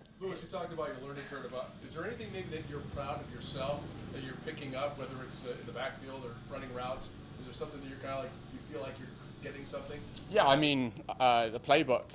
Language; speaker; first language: English; native; English